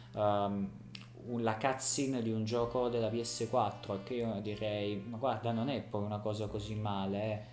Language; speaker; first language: Italian; native; Italian